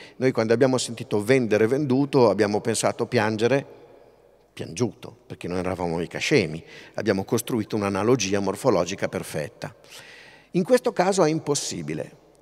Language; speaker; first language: Italian; native; Italian